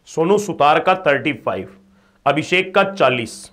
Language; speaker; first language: Hindi; native; Hindi